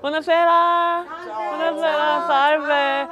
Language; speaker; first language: Italian; non-native, learner; Korean